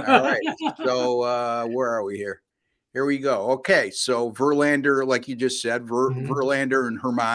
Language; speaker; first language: English; native; English